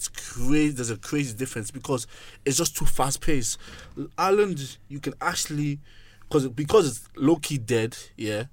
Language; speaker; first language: English; native; English